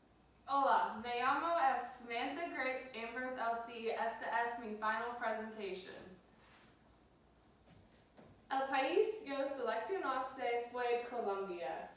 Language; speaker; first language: Spanish; non-native, learner; English